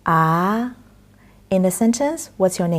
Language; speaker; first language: English; non-native, fluent; Chinese